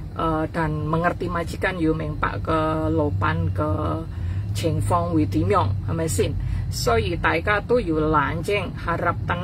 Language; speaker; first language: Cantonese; non-native, fluent; Indonesian